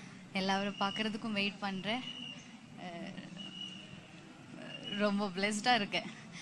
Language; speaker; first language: Tamil; non-native, learner; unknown